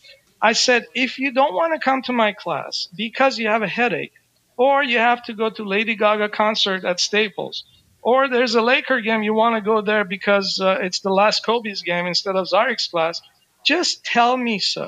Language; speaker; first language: English; non-native, fluent; Persian